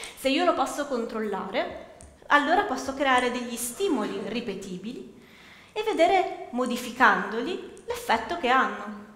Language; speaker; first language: Italian; native; Italian